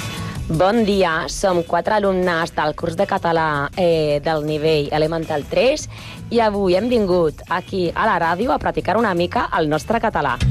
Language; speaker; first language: Catalan; non-native, learner; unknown